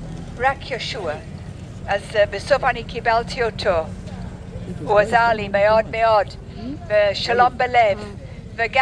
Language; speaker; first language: Hebrew; non-native, learner; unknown